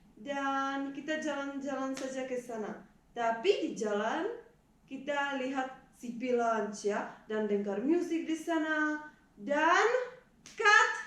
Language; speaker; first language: Indonesian; non-native, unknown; English